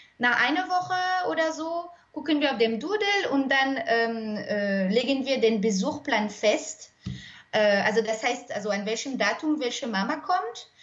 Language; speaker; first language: German; non-native, fluent; French